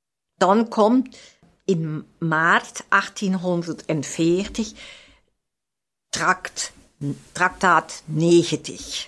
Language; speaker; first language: Dutch; non-native, fluent; German